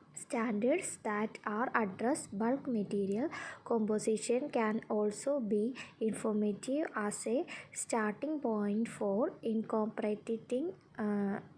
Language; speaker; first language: English; non-native, local second language; Malayalam